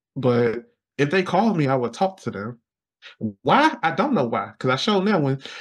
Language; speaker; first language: English; native; English